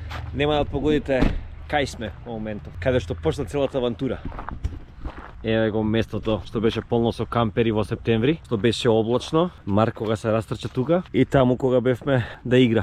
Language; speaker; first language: Macedonian; native; Macedonian